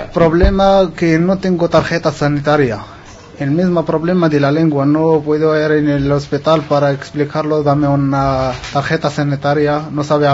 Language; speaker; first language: Spanish; non-native, learner; Arabic